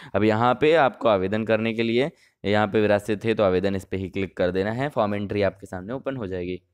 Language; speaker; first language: Hindi; native; Hindi